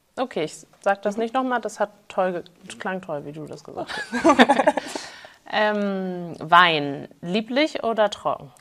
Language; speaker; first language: German; native; German